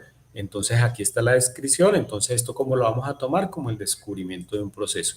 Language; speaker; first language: Spanish; native; Spanish